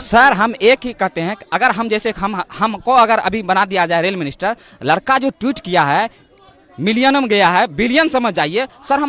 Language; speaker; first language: Hindi; native; Hindi